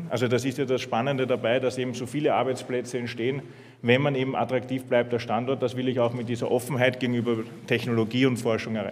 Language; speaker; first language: German; native; German